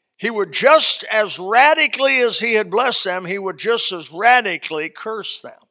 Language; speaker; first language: English; native; English